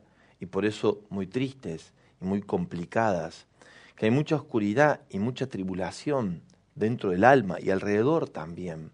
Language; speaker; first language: Spanish; native; Spanish